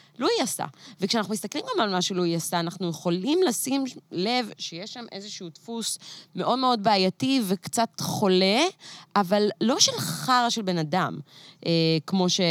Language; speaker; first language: Hebrew; native; Hebrew